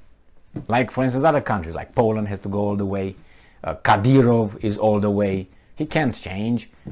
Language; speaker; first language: English; non-native, fluent; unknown